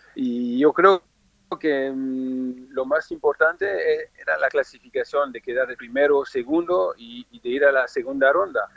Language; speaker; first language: Spanish; non-native, fluent; French